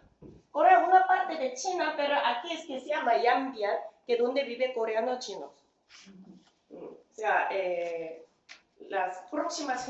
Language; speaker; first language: Spanish; non-native, fluent; Korean